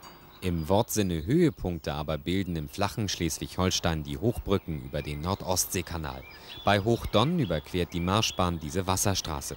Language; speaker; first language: German; native; German